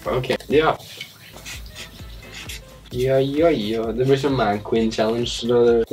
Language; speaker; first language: Norwegian; native; Norwegian